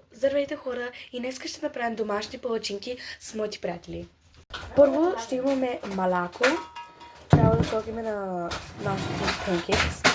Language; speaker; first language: Bulgarian; early bilingual, heritage; Bulgarian